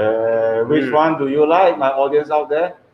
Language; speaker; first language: English; non-native, fluent; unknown